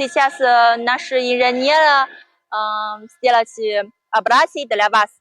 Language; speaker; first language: Russian; non-native, learner; Chinese